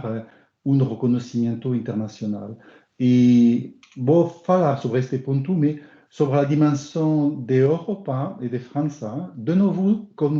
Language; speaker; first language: Portuguese; non-native, learner; French